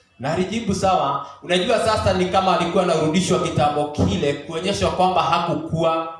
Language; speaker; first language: Swahili; non-native, local second language; Kikuyu